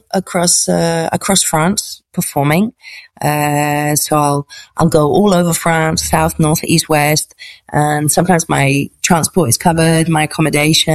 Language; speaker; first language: English; native; English